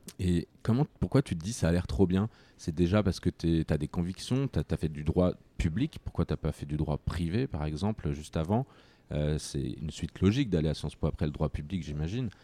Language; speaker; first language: French; native; French